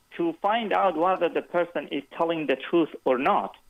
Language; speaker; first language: English; non-native, fluent; Kurdish